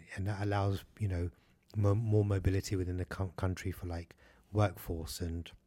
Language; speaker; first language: English; early bilingual, other home language; Hindi